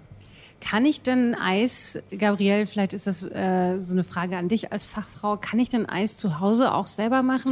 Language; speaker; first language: German; native; German